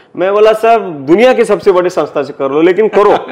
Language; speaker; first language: Hindi; non-native, local second language; Marathi